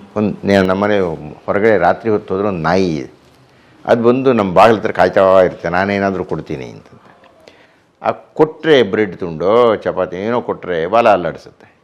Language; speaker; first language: Kannada; native; Kannada